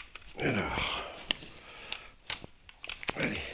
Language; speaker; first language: French; native; French